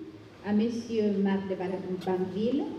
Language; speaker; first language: French; non-native, fluent; Spanish